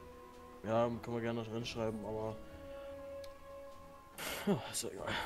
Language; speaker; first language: German; native; German